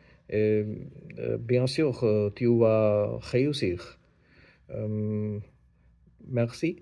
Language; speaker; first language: French; non-native, learner; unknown